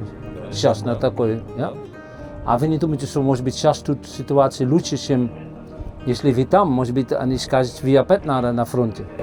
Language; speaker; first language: Russian; non-native, learner; Dutch